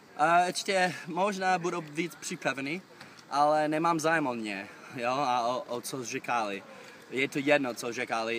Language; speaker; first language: Czech; non-native, fluent; English